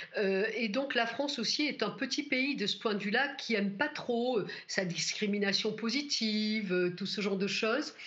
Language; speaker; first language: French; native; French